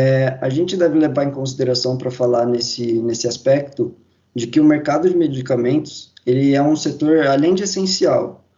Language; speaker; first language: Portuguese; native; Portuguese